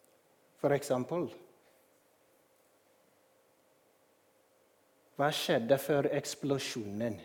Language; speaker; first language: Norwegian; non-native, fluent; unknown